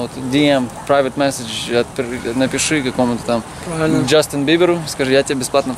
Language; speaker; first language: Russian; native; Russian